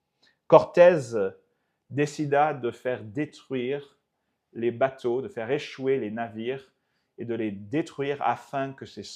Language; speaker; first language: French; native; French